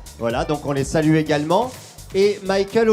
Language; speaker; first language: French; native; French